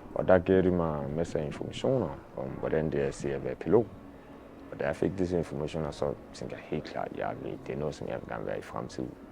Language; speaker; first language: Danish; non-native, fluent; Akan